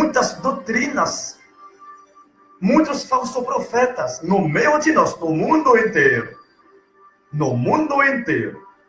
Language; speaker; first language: Portuguese; non-native, learner; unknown